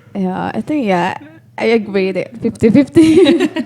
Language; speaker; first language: English; non-native, learner; Indonesian